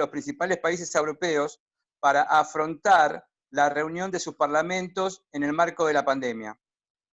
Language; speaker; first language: Spanish; native; Spanish